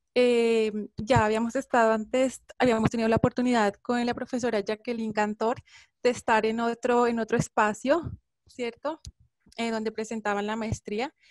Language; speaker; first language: Spanish; native; Spanish